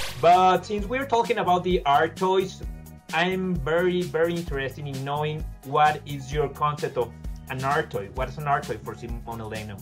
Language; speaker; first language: English; non-native, learner; Spanish